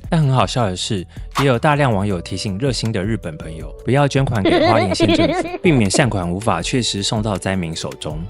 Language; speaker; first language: Chinese; native; Chinese